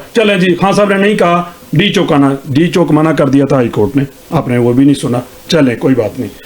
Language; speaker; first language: Urdu; non-native, local second language; Punjabi